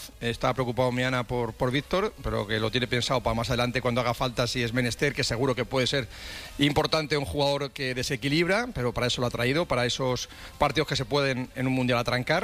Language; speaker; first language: Spanish; native; Spanish